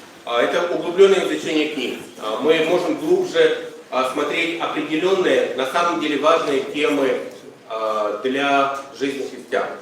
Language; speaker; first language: Russian; native; Russian